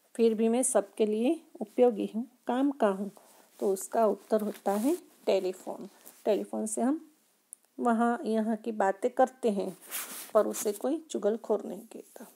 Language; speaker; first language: Hindi; non-native, local second language; Gujarati